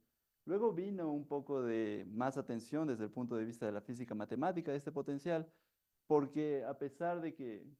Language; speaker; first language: Spanish; native; Spanish